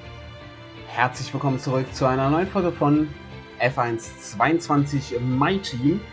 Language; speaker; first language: German; native; German